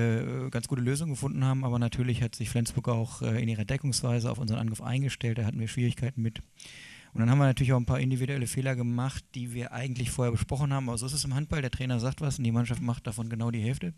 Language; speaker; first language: German; native; German